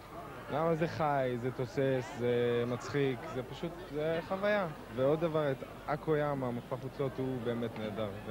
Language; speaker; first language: Hebrew; native; Hebrew